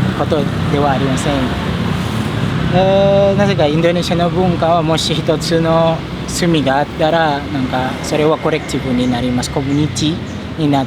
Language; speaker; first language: Japanese; non-native, fluent; Indonesian